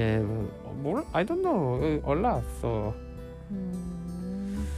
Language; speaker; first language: English; non-native, learner; Korean